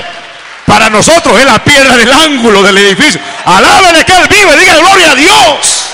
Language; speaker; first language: Spanish; native; Spanish